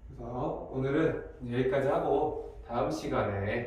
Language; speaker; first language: Korean; native; Korean